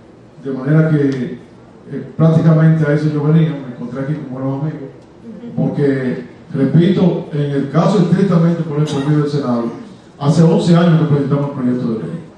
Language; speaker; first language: Spanish; native; Spanish